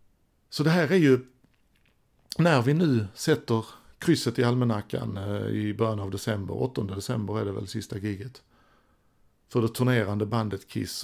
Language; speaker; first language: Swedish; native; Swedish